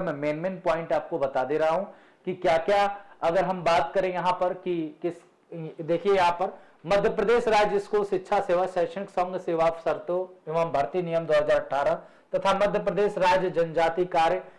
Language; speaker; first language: Hindi; native; Hindi